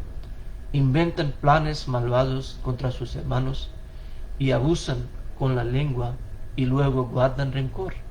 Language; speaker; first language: Spanish; non-native, fluent; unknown